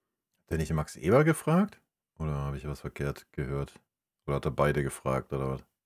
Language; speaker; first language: German; native; German